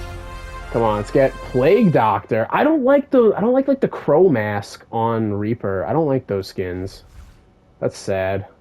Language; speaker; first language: English; native; English